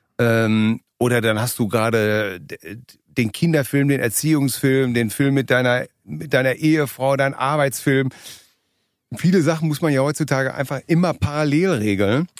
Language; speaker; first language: German; native; German